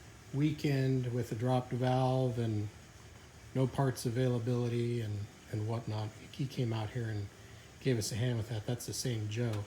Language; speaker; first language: English; native; English